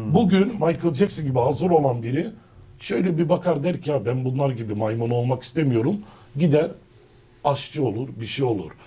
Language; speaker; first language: Turkish; early bilingual, heritage; Turkish